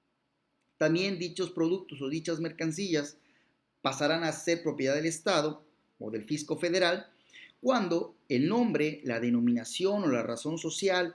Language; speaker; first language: Spanish; native; Spanish